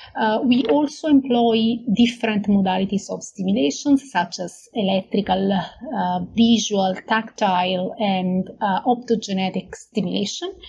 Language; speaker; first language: English; non-native, fluent; Italian